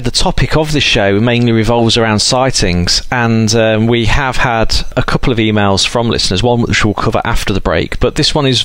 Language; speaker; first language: English; native; English